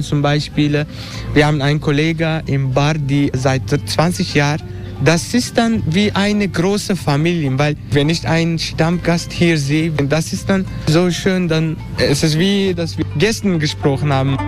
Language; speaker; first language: German; non-native, fluent; Turkish